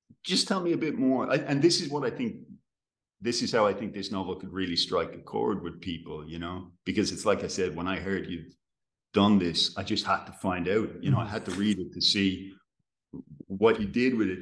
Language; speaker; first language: English; native; English